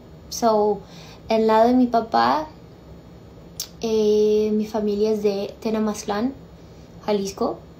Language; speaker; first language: Spanish; early bilingual, heritage; Spanish